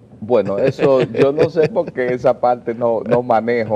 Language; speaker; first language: Spanish; native; Spanish